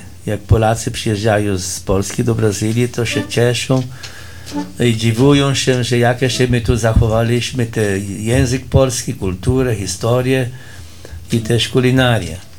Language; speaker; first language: Polish; early bilingual, heritage; Polish